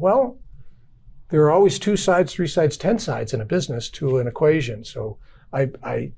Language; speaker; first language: English; native; English